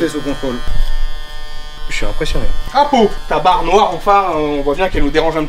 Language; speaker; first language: French; native; French